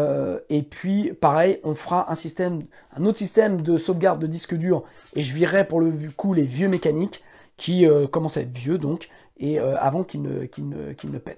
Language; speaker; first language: French; native; French